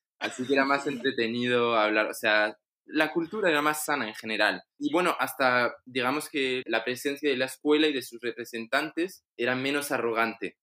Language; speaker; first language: Spanish; non-native, fluent; Arabic